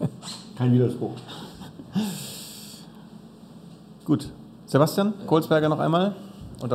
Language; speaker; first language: German; native; German